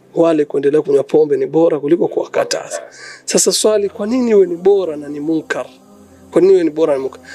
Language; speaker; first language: Swahili; native; Swahili